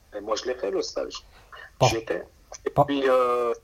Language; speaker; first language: French; native; French